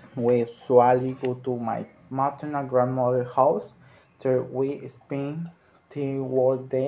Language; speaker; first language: English; non-native, learner; Spanish